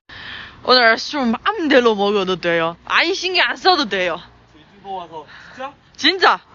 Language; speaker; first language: Korean; non-native, learner; Chinese